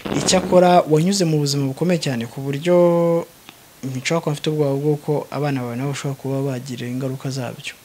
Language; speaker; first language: Kinyarwanda; native; Kinyarwanda